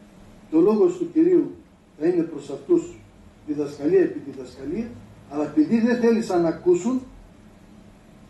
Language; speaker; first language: Greek; native; Greek